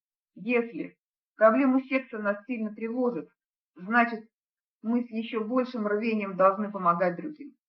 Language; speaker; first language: Russian; native; Russian